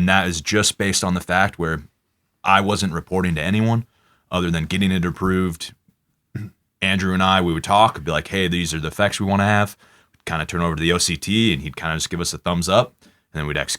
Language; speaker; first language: English; native; English